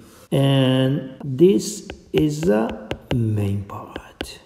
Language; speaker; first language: English; non-native, fluent; Japanese